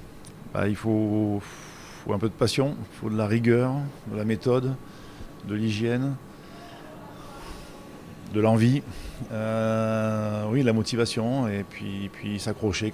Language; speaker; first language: French; native; French